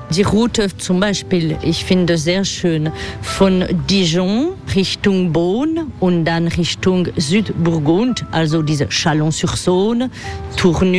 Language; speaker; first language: German; non-native, fluent; French